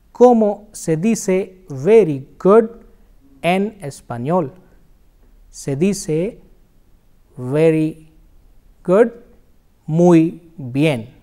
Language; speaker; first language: Spanish; non-native, fluent; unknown